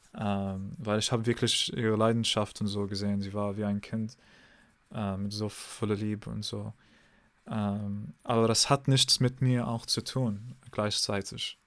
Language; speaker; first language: German; non-native, fluent; English